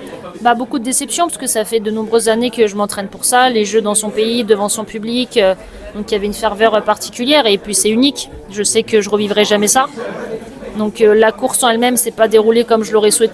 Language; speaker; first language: French; native; French